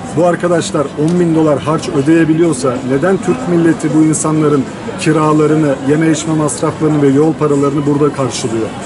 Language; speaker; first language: Turkish; native; Turkish